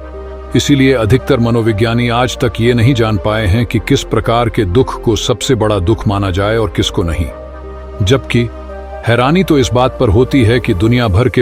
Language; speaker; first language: Hindi; native; Hindi